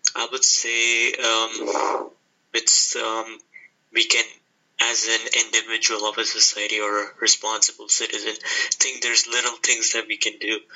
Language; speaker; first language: English; non-native, local second language; Hindi